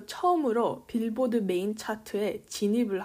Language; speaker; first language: Korean; early bilingual, heritage; Korean